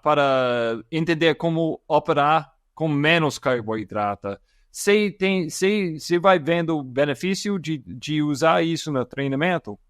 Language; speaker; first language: Portuguese; non-native, fluent; English